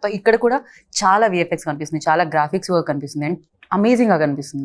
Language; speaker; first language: Telugu; native; Telugu